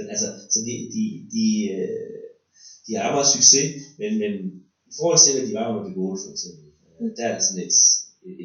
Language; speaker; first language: Danish; native; Danish